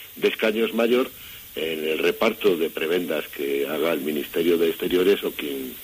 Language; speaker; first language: Spanish; native; Spanish